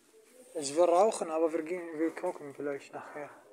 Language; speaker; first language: German; non-native, fluent; Arabic